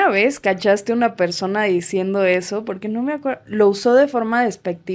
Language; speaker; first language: Spanish; native; Spanish